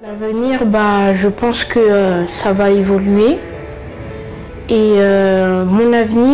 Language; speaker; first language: French; early bilingual, other home language; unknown